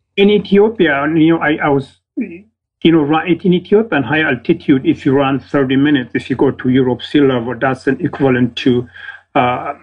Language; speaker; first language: English; non-native, fluent; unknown